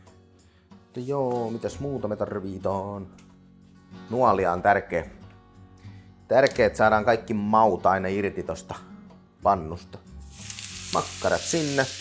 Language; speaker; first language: Finnish; native; Finnish